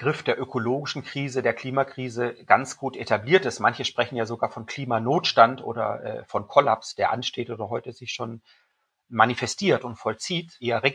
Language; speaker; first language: German; native; German